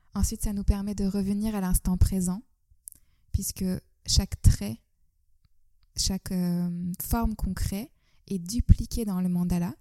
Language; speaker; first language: French; non-native, fluent; Turkish